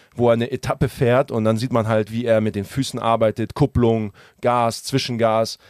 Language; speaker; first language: German; early bilingual, other home language; Russian